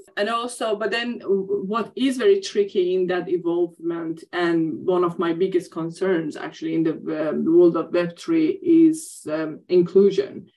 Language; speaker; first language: English; non-native, fluent; Persian